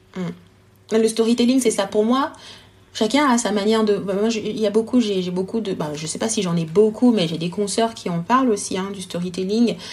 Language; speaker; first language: French; non-native, local second language; Lingala